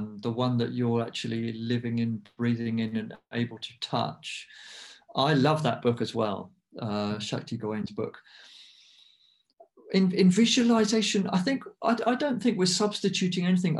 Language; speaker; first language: English; native; English